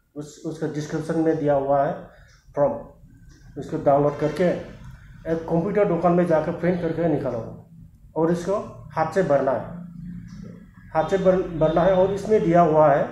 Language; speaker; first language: Hindi; non-native, local second language; Bodo